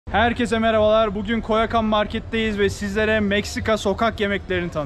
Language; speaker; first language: Turkish; native; Turkish